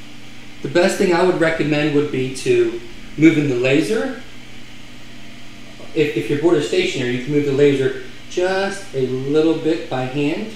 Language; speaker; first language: English; native; English